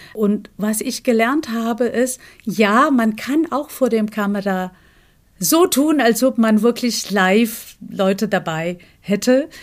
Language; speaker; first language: German; non-native, fluent; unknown